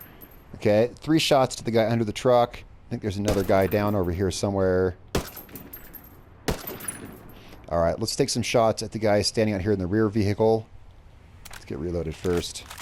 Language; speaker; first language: English; native; English